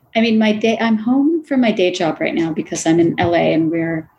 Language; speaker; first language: English; native; English